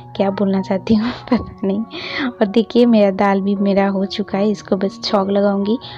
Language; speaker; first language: Hindi; non-native, local second language; Bangla